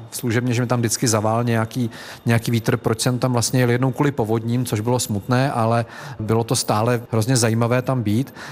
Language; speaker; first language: Czech; native; Czech